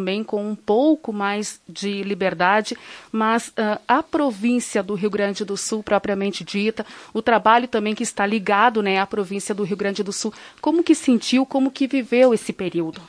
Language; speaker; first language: Portuguese; native; Portuguese